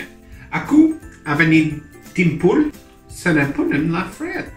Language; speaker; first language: Romanian; non-native, learner; English